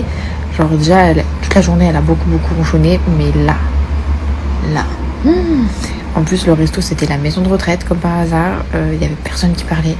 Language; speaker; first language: French; native; French